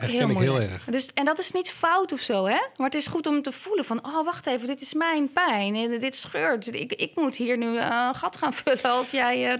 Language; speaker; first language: Dutch; native; Dutch